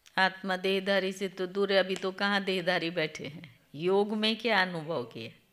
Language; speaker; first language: Hindi; non-native, local second language; Gujarati